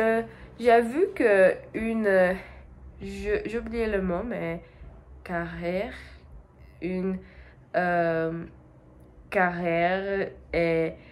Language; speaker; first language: French; non-native, learner; Portuguese